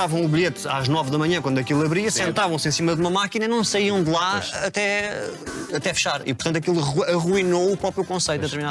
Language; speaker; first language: Portuguese; native; Portuguese